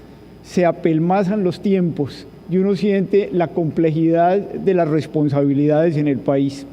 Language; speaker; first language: Spanish; native; Spanish